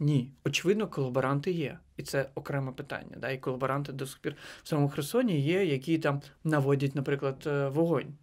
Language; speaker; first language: Ukrainian; non-native, local second language; Crimean Tatar